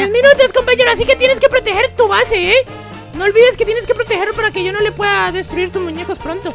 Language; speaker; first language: Spanish; native; Spanish